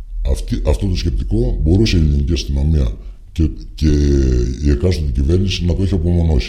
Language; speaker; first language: Greek; native; Greek